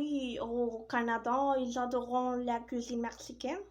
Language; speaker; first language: French; non-native, learner; Spanish